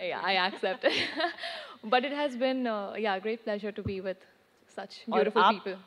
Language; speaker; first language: Hindi; native; Hindi